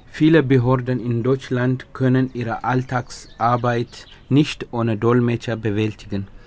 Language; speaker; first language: German; non-native, fluent; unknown